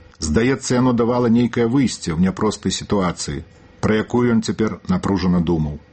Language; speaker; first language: Belarusian; native; Belarusian